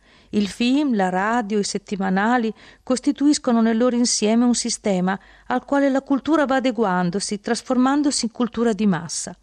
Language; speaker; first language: Italian; native; Italian